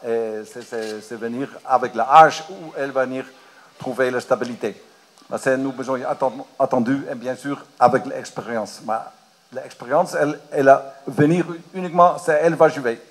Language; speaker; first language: French; non-native, learner; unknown